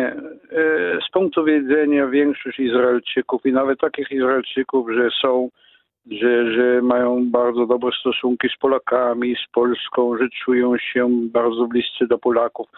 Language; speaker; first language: Polish; non-native, fluent; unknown